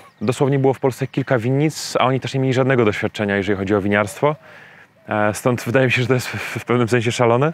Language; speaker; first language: Polish; native; Polish